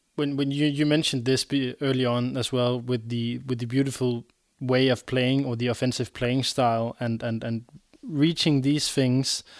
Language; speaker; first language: English; non-native, fluent; Danish